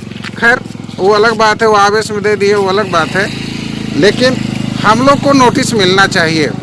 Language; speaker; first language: Hindi; native; Hindi